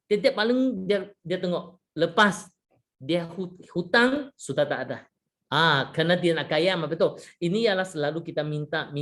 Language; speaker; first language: Malay; non-native, fluent; Chinese